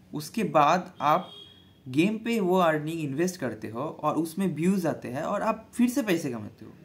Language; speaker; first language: Hindi; non-native, local second language; Bangla